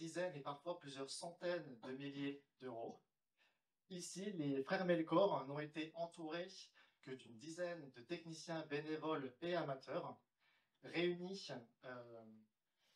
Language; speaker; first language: French; native; French